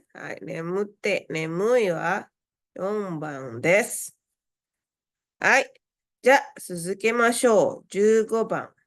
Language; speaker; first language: Japanese; non-native, fluent; Indonesian